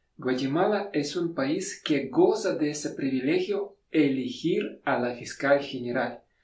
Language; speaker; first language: Spanish; non-native, fluent; Russian